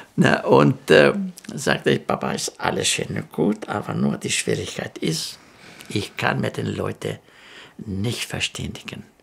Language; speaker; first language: German; non-native, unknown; Greek